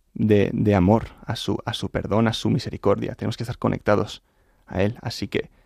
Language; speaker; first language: Spanish; native; Spanish